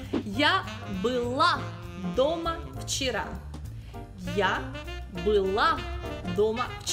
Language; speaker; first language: Russian; non-native, fluent; Spanish